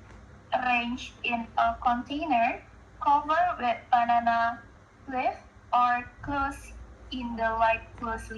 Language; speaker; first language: English; non-native, learner; Indonesian